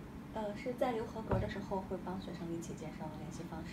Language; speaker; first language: Chinese; native; Chinese